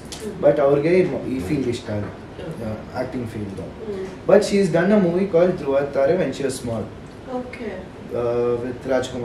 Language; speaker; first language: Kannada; early bilingual, heritage; Kannada